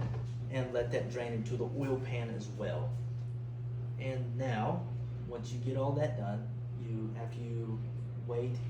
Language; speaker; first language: English; native; English